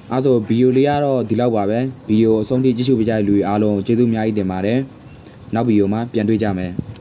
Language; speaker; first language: Burmese; native; Burmese